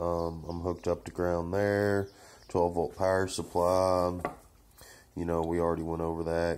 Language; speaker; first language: English; native; English